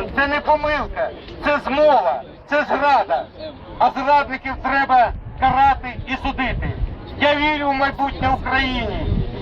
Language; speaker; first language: Ukrainian; non-native, local second language; Russian